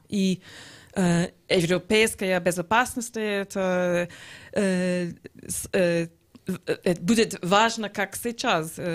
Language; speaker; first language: Russian; non-native, learner; English